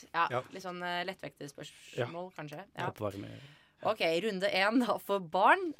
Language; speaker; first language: Norwegian; native; Norwegian